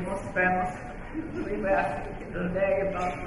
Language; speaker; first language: English; non-native, fluent; Italian